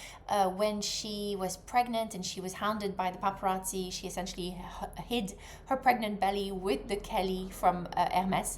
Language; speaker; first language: English; non-native, fluent; French